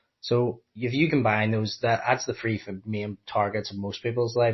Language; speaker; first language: English; native; English